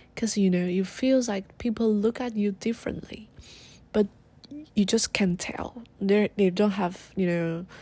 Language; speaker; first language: English; non-native, learner; Chinese